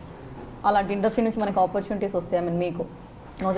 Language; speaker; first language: Telugu; native; Telugu